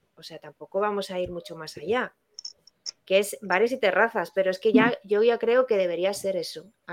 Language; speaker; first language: Spanish; native; Spanish